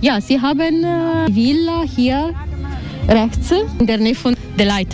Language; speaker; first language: German; non-native, learner; Italian